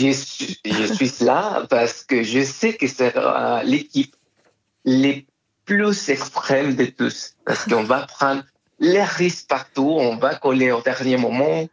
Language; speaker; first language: French; non-native, fluent; Spanish